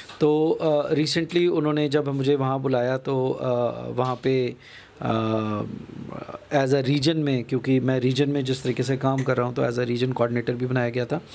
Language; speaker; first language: Hindi; non-native, local second language; Punjabi